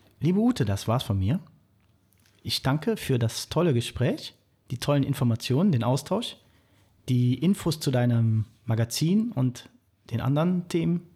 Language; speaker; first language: German; native; German